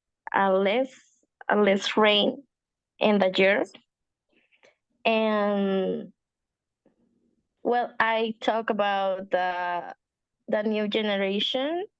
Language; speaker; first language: English; non-native, learner; Spanish